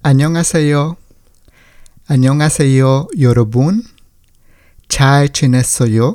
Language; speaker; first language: Korean; non-native, learner; Spanish